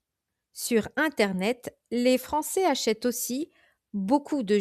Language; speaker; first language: French; native; French